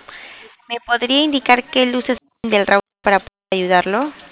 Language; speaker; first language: Spanish; native; Spanish